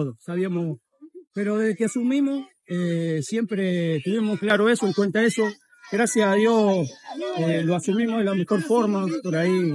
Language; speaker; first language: Spanish; native; Spanish